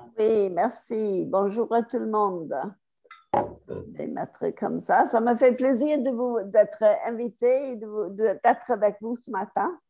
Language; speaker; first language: French; non-native, fluent; English